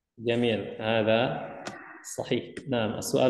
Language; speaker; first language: Arabic; non-native, fluent; Indonesian